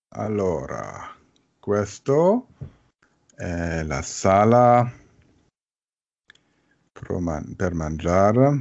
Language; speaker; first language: Italian; non-native, learner; German